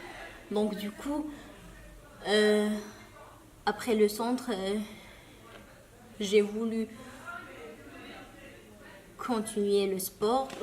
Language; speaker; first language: French; early bilingual, other home language; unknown